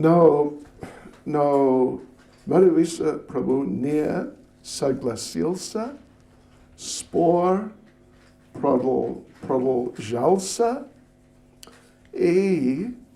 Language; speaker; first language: Russian; non-native, learner; English